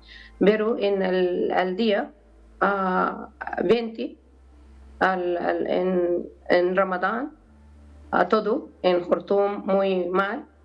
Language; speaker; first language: Spanish; non-native, learner; Arabic